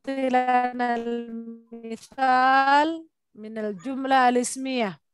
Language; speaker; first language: Arabic; non-native, fluent; Indonesian